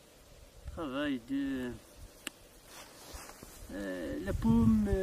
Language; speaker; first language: French; non-native, learner; Central Atlas Tamazight